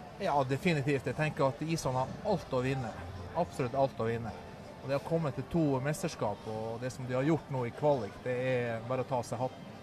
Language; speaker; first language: Norwegian; native; Norwegian